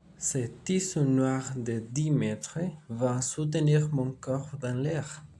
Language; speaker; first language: French; non-native, fluent; Spanish